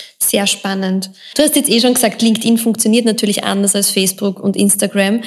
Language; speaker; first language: German; native; German